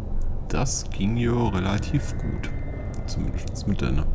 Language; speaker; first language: German; native; German